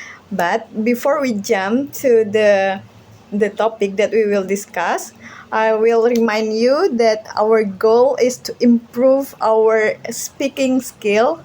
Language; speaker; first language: English; non-native, learner; Indonesian